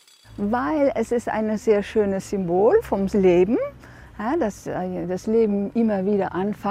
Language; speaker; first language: German; non-native, fluent; Dutch